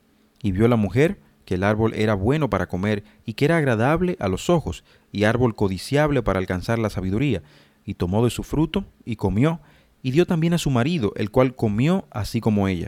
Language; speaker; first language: Spanish; native; Spanish